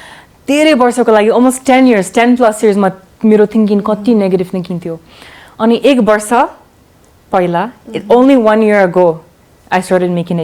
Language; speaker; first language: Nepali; early bilingual, heritage; English